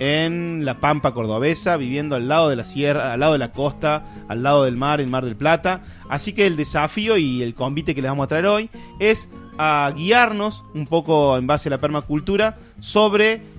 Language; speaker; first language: Spanish; native; Spanish